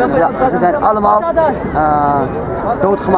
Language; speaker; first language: Dutch; non-native, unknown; Uyghur